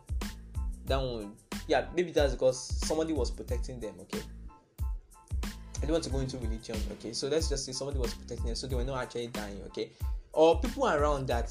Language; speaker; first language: English; non-native, local second language; Yoruba